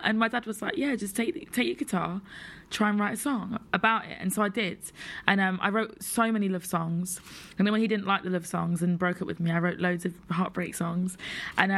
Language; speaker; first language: English; native; English